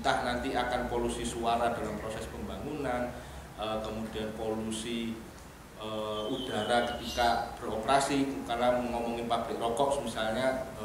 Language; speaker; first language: Indonesian; native; Indonesian